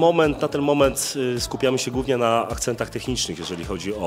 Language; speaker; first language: Polish; native; Polish